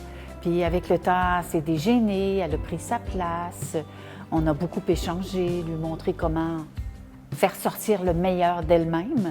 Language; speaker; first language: French; native; French